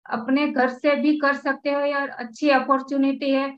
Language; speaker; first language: Hindi; non-native, local second language; Gujarati